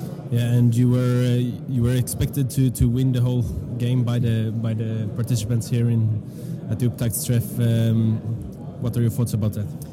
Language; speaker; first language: English; non-native, fluent; Swedish